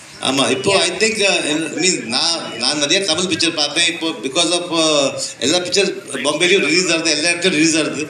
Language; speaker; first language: Tamil; non-native, learner; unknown